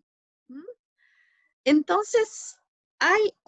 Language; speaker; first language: Spanish; non-native, fluent; Portuguese